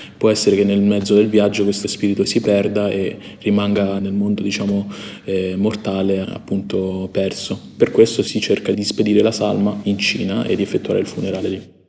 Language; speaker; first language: Italian; early bilingual, other home language; Chinese